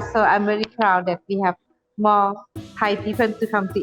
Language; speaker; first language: English; non-native, fluent; Thai